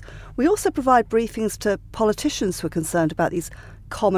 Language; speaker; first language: English; native; English